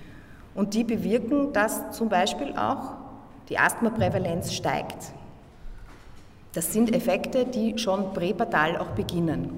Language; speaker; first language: German; native; German